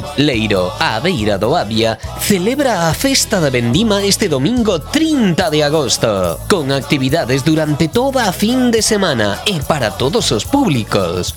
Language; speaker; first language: Galician; native; Galician